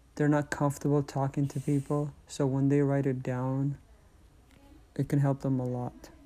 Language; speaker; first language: English; non-native, fluent; Tigrinya